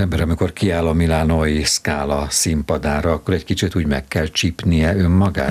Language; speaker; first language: Hungarian; native; Hungarian